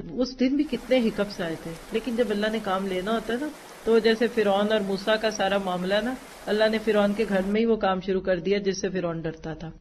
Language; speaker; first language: Urdu; native; Urdu